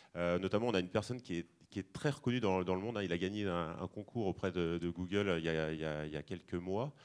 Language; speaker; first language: French; native; French